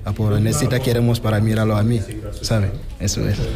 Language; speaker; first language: Spanish; non-native, learner; Wolof